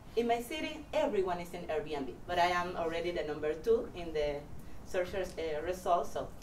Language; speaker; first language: English; non-native, fluent; Spanish